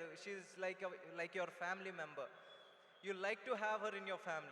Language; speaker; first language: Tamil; non-native, learner; Telugu